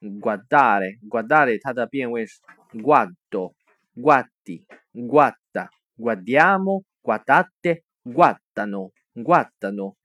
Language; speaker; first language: Italian; non-native, learner; Chinese